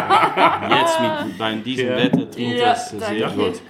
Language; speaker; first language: German; native; German